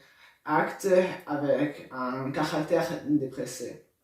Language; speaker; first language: French; non-native, learner; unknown